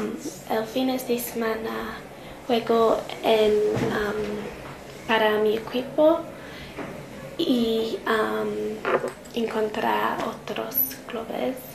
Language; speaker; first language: Spanish; non-native, learner; English